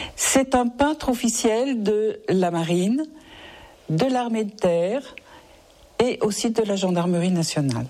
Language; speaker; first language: French; native; French